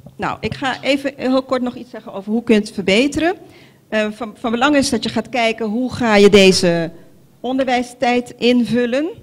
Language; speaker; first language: Dutch; non-native, local second language; Papiamento